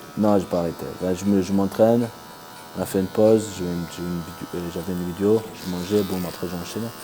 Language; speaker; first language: French; early bilingual, other home language; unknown